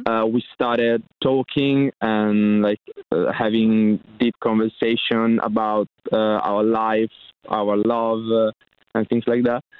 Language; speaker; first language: English; non-native, fluent; Italian